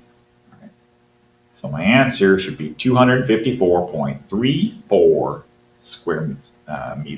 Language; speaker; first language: English; native; English